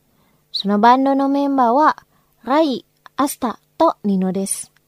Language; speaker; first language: Japanese; non-native, fluent; Indonesian